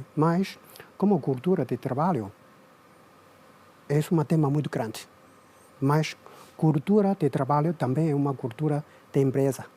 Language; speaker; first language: Portuguese; non-native, learner; Chinese